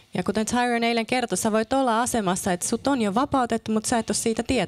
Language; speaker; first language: Finnish; native; Finnish